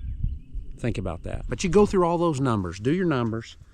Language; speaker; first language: English; native; English